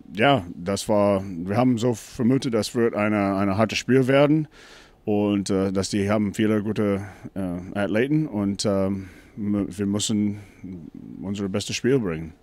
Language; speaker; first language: German; non-native, fluent; English